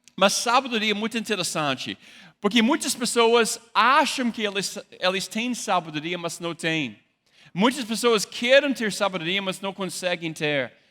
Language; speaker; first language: Portuguese; non-native, fluent; English